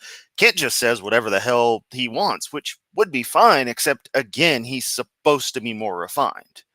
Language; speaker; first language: English; native; English